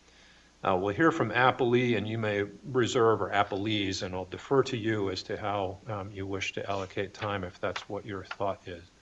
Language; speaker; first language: English; native; English